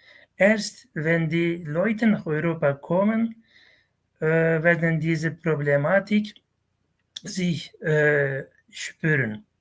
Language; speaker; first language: German; non-native, fluent; Kurdish